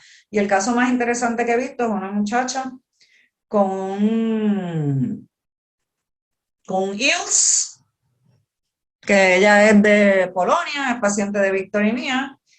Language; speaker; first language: Spanish; native; Spanish